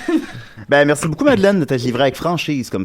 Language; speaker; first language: French; native; French